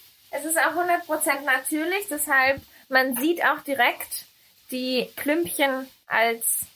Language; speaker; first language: German; non-native, fluent; Spanish